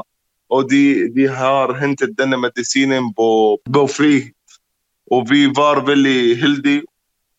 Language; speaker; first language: Norwegian; non-native, learner; Arabic